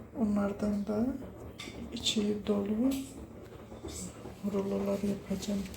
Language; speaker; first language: Turkish; early bilingual, heritage; Turkish